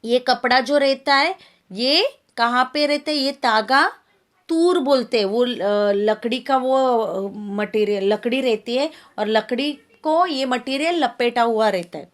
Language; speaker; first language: Hindi; non-native, local second language; Marathi